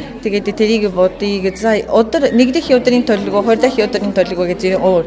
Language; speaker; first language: Mongolian; non-native, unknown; Japanese